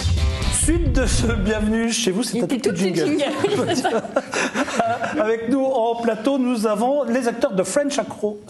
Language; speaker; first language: French; native; French